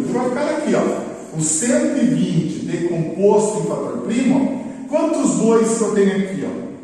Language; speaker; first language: Portuguese; native; Portuguese